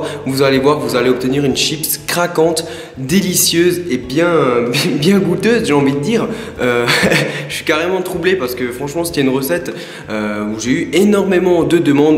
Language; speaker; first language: French; native; French